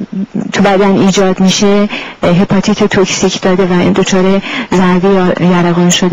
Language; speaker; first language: Persian; native; Persian